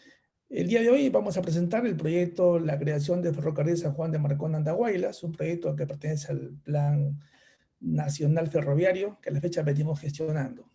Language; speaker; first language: Spanish; native; Spanish